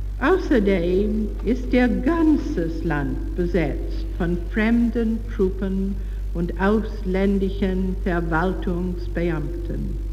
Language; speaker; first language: German; non-native, learner; English